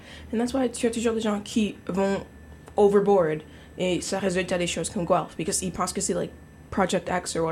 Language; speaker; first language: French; non-native, local second language; English